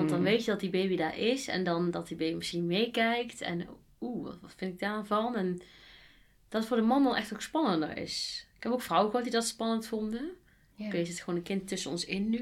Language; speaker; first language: Dutch; native; Dutch